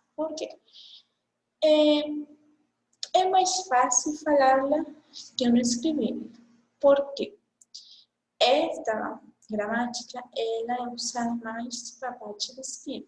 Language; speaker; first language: Portuguese; non-native, fluent; Spanish